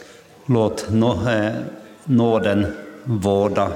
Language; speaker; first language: Swedish; non-native, local second language; Finnish